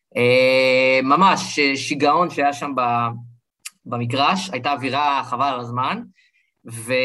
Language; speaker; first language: Hebrew; early bilingual, other home language; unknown